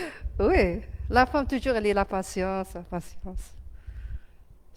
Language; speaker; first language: French; non-native, learner; Arabic